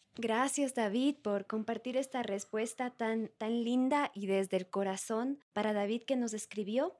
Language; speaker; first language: Spanish; native; Spanish